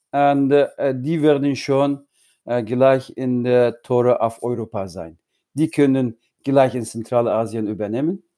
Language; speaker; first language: German; non-native, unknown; Uyghur